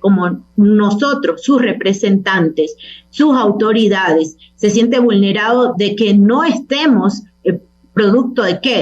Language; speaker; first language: Spanish; native; Spanish